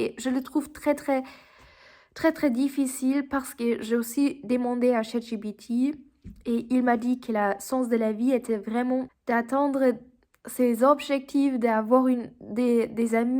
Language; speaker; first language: French; non-native, fluent; German